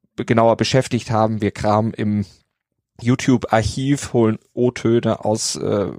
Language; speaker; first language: German; native; German